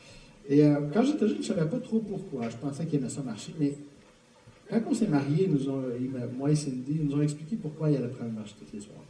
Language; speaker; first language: French; native; French